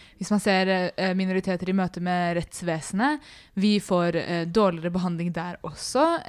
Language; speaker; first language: Norwegian; early bilingual, other home language; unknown